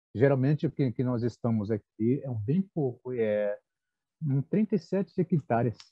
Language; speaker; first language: Portuguese; non-native, local second language; Guarani